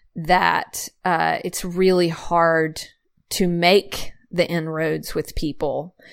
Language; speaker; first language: English; native; English